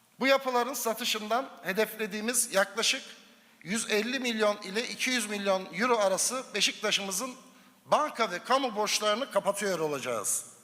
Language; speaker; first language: Turkish; native; Turkish